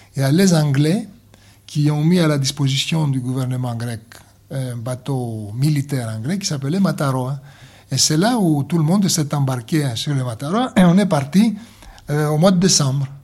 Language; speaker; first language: French; non-native, fluent; Greek